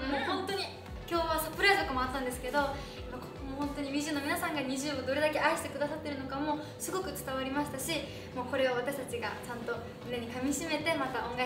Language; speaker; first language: Japanese; native; Japanese